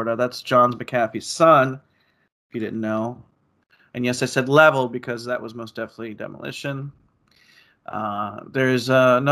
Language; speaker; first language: English; native; English